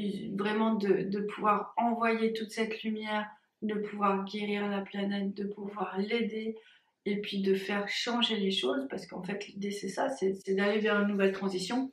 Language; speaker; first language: French; native; French